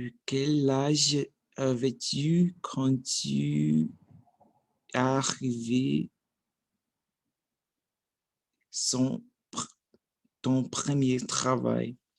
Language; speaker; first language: French; non-native, learner; Portuguese